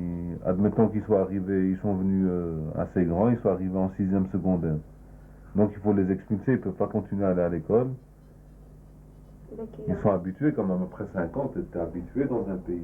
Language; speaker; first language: French; native; French